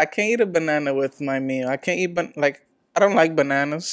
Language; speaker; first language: English; early bilingual, other home language; Spanish